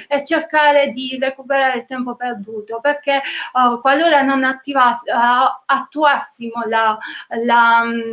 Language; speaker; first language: Italian; native; Italian